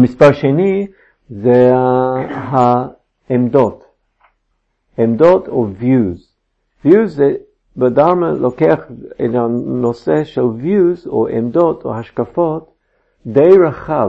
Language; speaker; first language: Hebrew; non-native, fluent; English